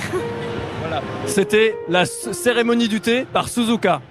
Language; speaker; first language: French; native; French